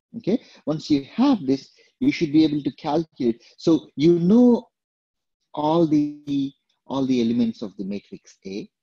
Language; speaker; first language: English; non-native, local second language; Telugu